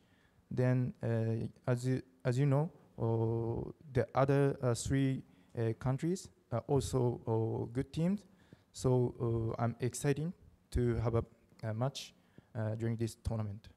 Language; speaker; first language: English; non-native, learner; Japanese